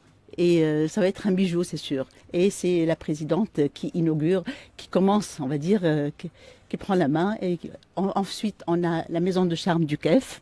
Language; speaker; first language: French; non-native, local second language; Arabic